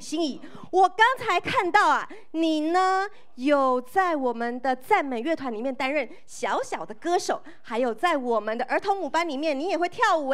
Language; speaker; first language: Chinese; native; Chinese